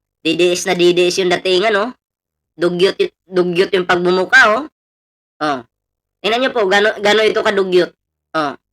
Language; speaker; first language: Filipino; non-native, local second language; Cebuano